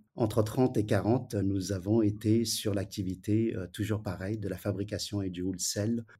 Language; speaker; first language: French; early bilingual, other home language; Wu Chinese